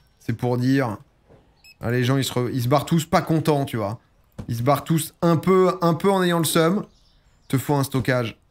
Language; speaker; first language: French; native; French